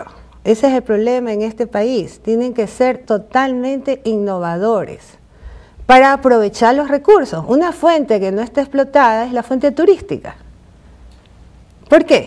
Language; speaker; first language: Spanish; native; Spanish